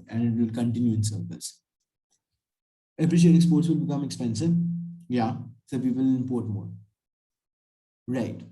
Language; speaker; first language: English; non-native, local second language; Urdu